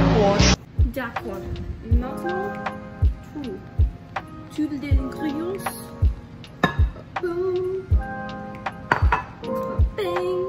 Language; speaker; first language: French; non-native, learner; English